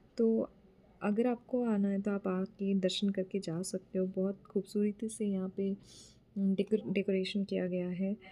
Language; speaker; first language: Hindi; non-native, local second language; Bangla